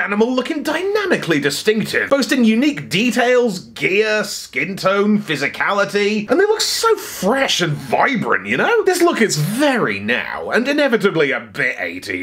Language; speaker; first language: English; native; English